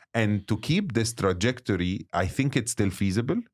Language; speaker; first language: English; non-native, fluent; Arabic